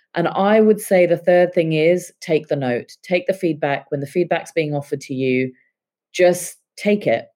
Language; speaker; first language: English; native; English